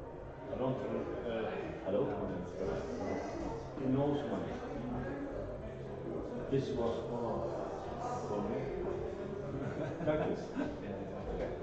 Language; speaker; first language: English; non-native, learner; Norwegian